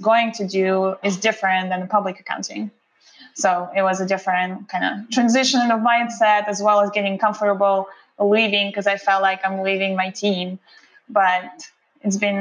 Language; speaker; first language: English; non-native, fluent; Russian